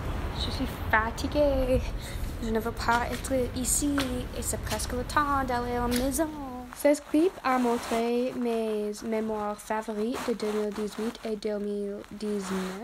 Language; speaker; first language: French; non-native, learner; English